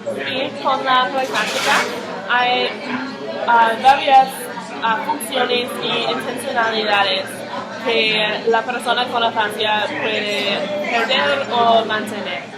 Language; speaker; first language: Spanish; non-native, learner; English